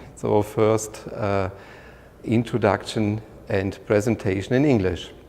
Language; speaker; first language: English; non-native, fluent; German